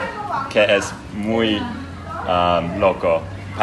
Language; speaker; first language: Spanish; non-native, learner; English